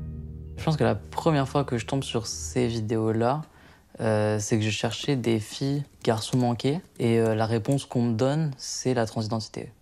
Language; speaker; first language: French; native; French